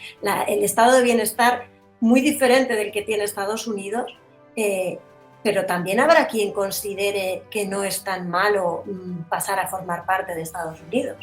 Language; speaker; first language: Spanish; native; Spanish